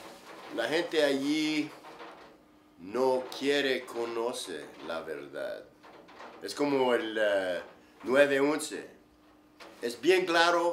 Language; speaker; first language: Spanish; non-native, learner; English